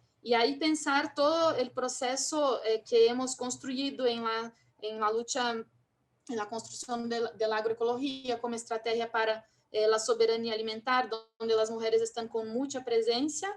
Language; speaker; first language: Spanish; non-native, fluent; Portuguese